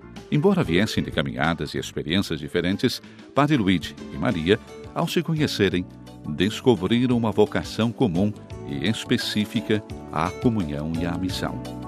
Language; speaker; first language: Portuguese; native; Portuguese